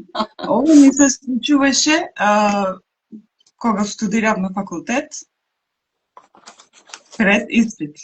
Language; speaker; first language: Macedonian; non-native, local second language; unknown